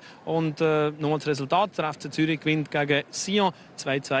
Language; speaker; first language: German; native; German